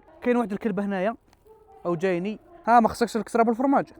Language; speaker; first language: Arabic; native; Arabic